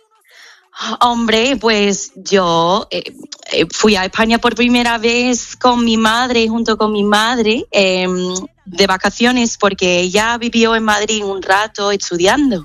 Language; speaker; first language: Spanish; non-native, fluent; English